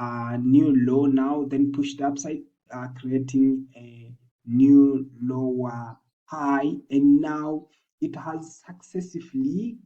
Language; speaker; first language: English; non-native, local second language; Swahili